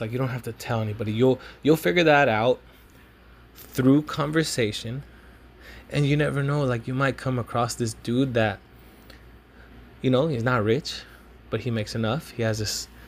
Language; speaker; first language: English; early bilingual, other home language; Spanish